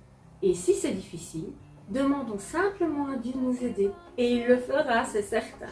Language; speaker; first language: French; native; French